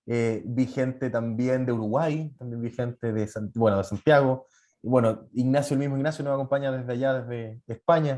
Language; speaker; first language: Spanish; native; Spanish